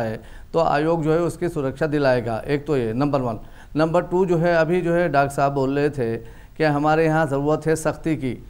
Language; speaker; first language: Hindi; native; Hindi